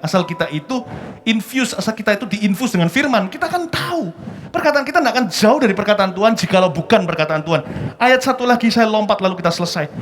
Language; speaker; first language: Indonesian; native; Indonesian